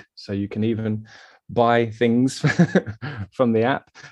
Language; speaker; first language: English; native; English